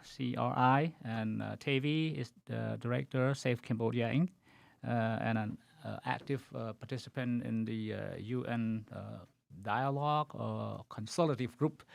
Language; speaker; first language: English; non-native, fluent; Khmer